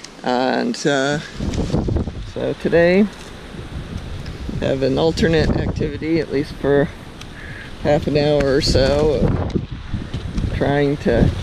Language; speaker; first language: English; native; English